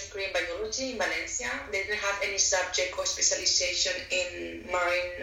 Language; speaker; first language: English; non-native, fluent; Spanish